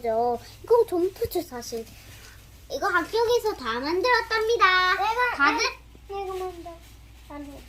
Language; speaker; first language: Korean; early bilingual, other home language; Telugu